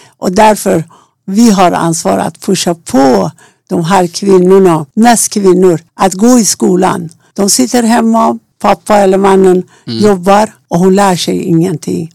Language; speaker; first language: Swedish; non-native, fluent; Persian